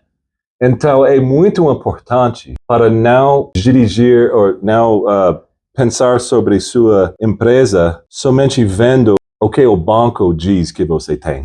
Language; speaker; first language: Portuguese; non-native, fluent; English